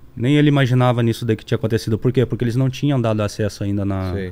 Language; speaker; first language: Portuguese; native; Portuguese